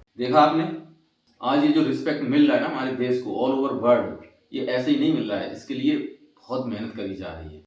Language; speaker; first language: Hindi; native; Hindi